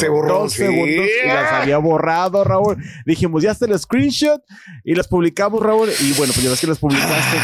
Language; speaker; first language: Spanish; native; Spanish